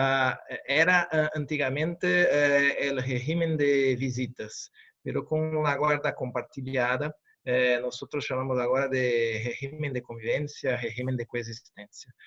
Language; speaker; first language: Spanish; non-native, fluent; Portuguese